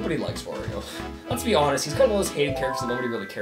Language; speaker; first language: English; native; English